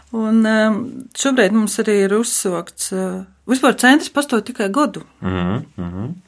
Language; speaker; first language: Latvian; native; Latvian